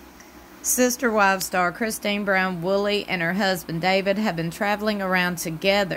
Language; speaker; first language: English; native; English